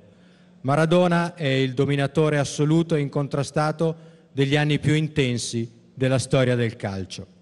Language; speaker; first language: Italian; native; Italian